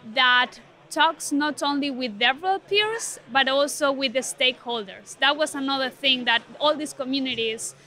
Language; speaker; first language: English; non-native, fluent; Spanish